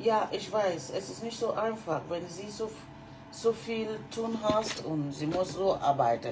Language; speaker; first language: German; non-native, learner; French